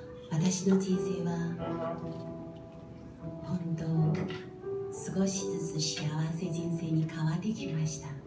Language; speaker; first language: Japanese; non-native, learner; Chinese